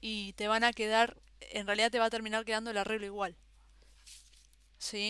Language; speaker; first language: Spanish; native; Spanish